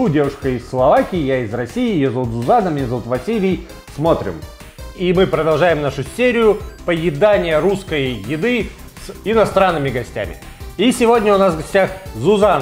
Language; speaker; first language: Russian; native; Russian